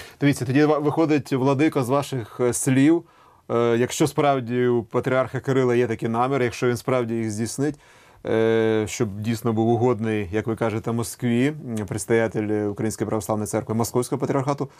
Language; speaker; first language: Ukrainian; native; Ukrainian